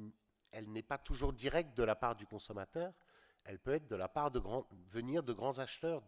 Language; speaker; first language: French; native; French